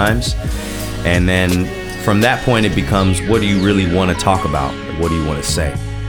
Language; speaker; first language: English; early bilingual, other home language; Japanese